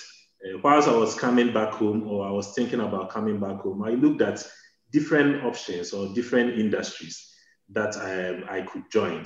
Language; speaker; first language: English; non-native, local second language; Akan